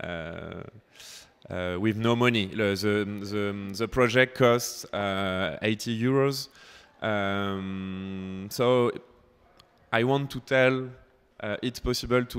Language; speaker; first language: English; non-native, learner; French